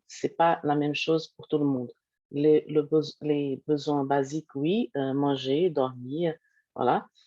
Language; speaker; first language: French; non-native, fluent; Portuguese